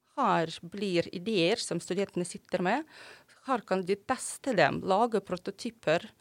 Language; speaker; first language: Norwegian; non-native, fluent; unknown